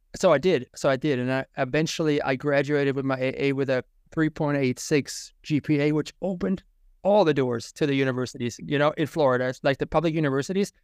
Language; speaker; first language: English; non-native, fluent; German